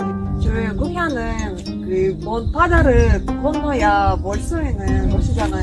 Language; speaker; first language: Korean; non-native, fluent; Russian